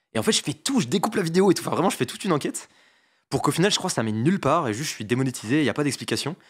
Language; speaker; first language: French; native; French